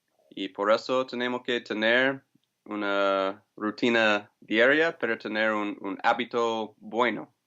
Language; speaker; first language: Spanish; non-native, fluent; English